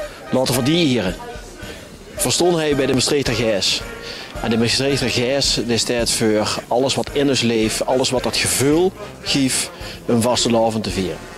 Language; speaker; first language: Dutch; non-native, local second language; Limburgish